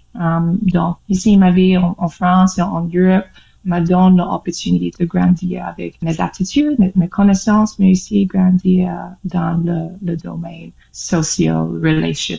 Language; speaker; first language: French; non-native, learner; English